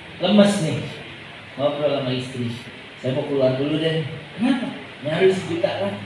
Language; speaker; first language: Indonesian; native; Indonesian